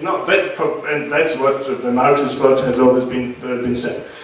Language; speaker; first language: English; non-native, fluent; Russian